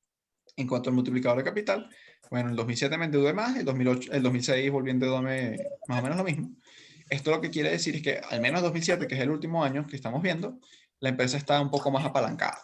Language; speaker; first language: Spanish; native; Spanish